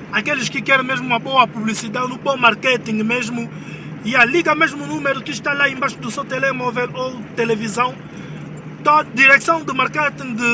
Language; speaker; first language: Portuguese; non-native, learner; Lingala